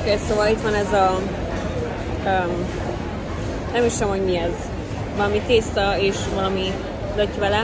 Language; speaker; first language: Hungarian; early bilingual, heritage; Hungarian